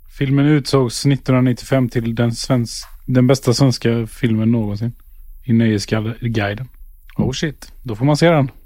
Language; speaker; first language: Swedish; native; Swedish